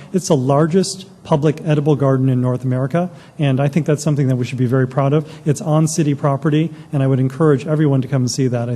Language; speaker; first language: English; native; English